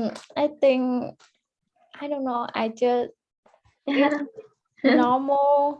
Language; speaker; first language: English; early bilingual, heritage; Vietnamese